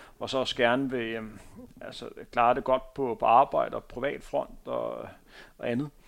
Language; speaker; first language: Danish; native; Danish